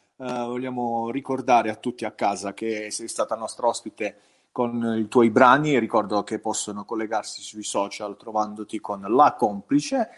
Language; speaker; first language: Italian; native; Italian